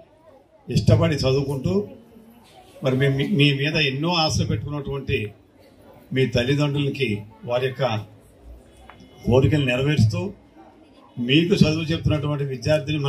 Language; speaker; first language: Telugu; native; Telugu